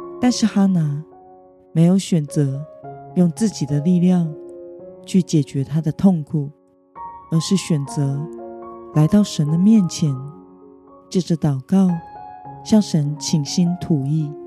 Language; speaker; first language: Chinese; native; Chinese